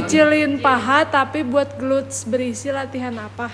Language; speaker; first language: Indonesian; native; Indonesian